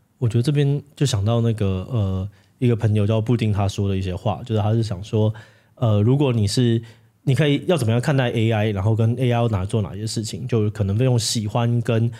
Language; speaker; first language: Chinese; native; Chinese